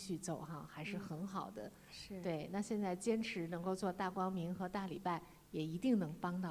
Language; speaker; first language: Chinese; native; Chinese